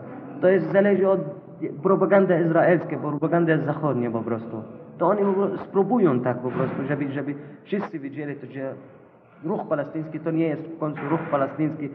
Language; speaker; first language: Polish; non-native, fluent; Arabic